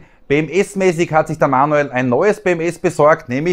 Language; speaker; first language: German; native; German